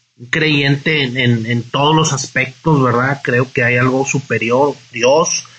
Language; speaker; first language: Spanish; native; Spanish